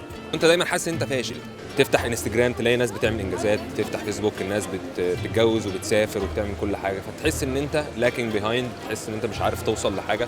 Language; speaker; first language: Arabic; native; Arabic